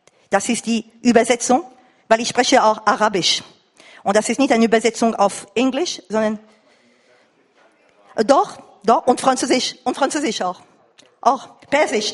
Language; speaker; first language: German; non-native, fluent; Arabic